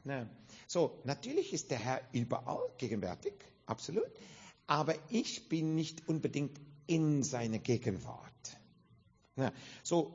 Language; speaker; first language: German; non-native, fluent; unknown